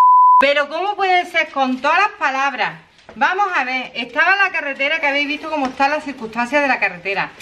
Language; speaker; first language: Spanish; native; Spanish